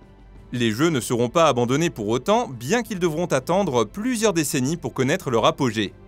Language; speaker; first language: French; native; French